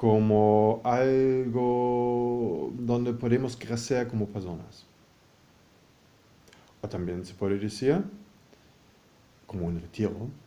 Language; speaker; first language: Spanish; non-native, fluent; German